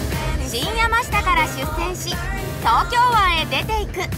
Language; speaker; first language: Japanese; native; Japanese